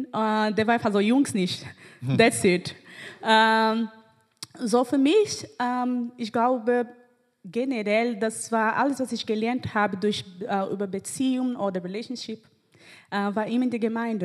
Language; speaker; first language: German; non-native, fluent; Portuguese